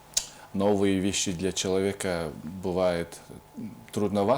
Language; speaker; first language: Russian; non-native, fluent; Mongolian